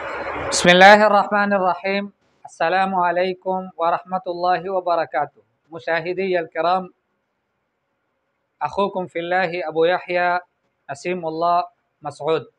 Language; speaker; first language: Arabic; non-native, fluent; Urdu